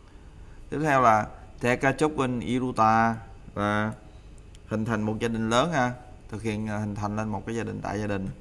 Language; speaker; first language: Vietnamese; native; Vietnamese